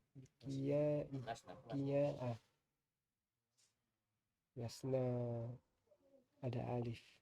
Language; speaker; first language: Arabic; non-native, learner; Indonesian